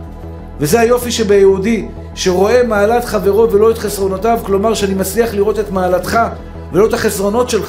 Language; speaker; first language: Hebrew; native; Hebrew